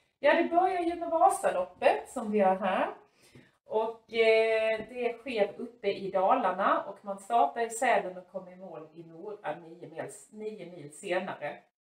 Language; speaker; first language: Swedish; native; Swedish